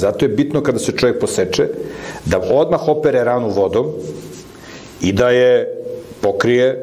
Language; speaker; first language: Serbian; native; Serbian